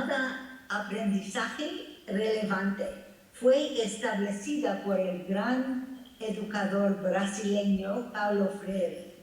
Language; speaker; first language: Spanish; non-native, fluent; English